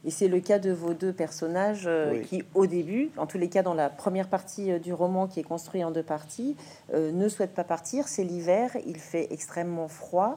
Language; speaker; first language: French; native; French